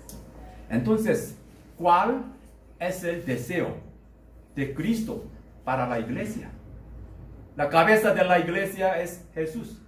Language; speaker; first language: Spanish; non-native, learner; Korean